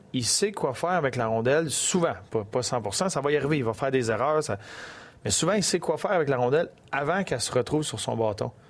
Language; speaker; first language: French; native; French